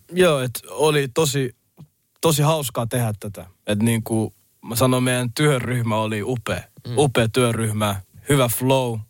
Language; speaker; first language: Finnish; early bilingual, other home language; Somali